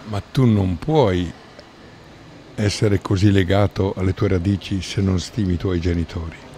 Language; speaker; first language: Italian; native; Italian